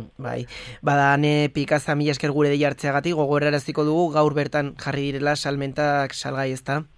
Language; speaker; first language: Basque; native; Basque